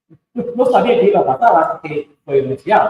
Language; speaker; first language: Spanish; non-native, fluent; English